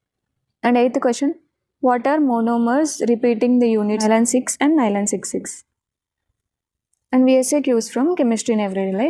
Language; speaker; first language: English; non-native, local second language; Telugu